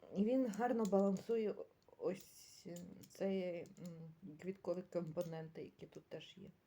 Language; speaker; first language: Ukrainian; native; Ukrainian